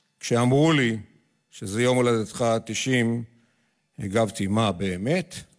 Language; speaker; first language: Hebrew; native; Hebrew